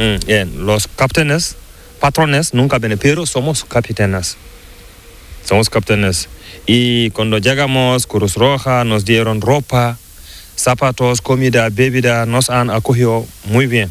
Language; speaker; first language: Spanish; non-native, learner; Fula